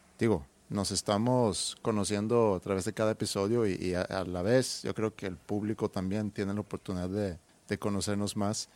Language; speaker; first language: Spanish; non-native, fluent; Swedish